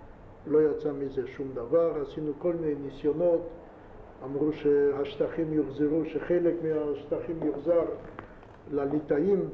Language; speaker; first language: Hebrew; non-native, fluent; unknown